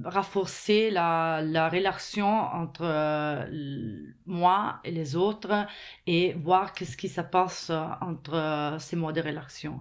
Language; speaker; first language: French; non-native, fluent; Italian